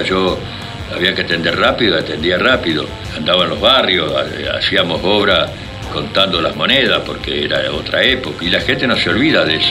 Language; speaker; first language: Spanish; native; Spanish